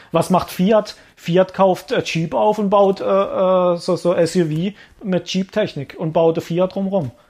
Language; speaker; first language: German; early bilingual, other home language; Italian